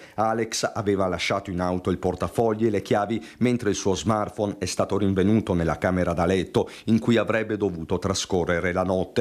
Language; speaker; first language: Italian; native; Italian